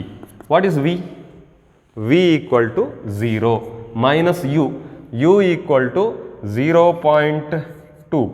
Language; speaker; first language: English; non-native, local second language; Kannada